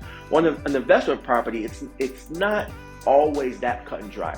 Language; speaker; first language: English; native; English